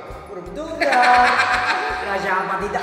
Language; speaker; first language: Indonesian; non-native, learner; Japanese